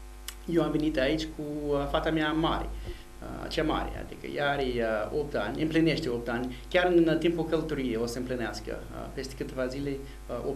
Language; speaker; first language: Romanian; non-native, fluent; English